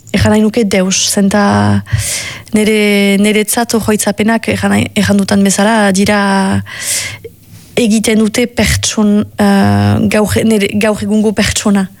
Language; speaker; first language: Basque; native; Basque